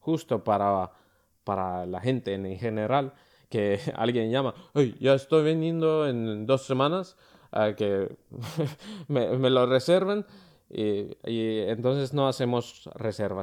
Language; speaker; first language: Spanish; early bilingual, other home language; Finnish